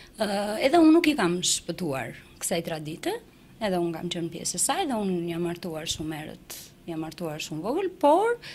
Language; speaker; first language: Albanian; non-native, local second language; Romany